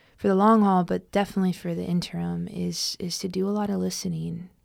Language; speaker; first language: English; native; English